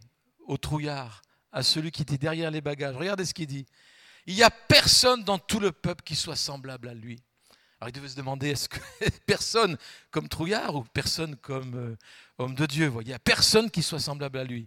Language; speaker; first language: French; native; French